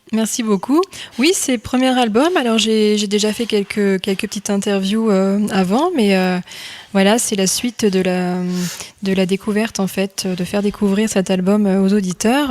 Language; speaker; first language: French; native; French